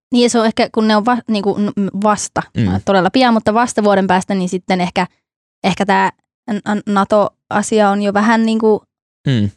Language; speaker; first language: Finnish; native; Finnish